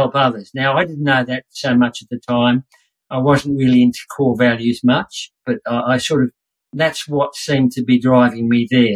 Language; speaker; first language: English; native; English